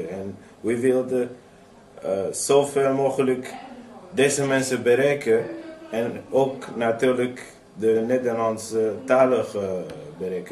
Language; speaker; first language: Dutch; non-native, fluent; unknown